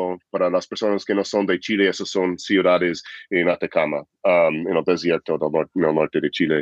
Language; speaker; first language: Spanish; non-native, fluent; English